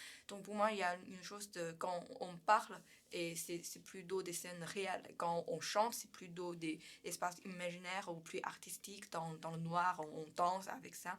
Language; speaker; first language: French; non-native, learner; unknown